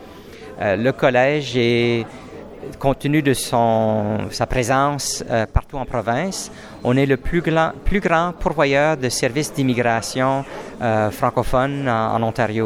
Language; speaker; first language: French; native; French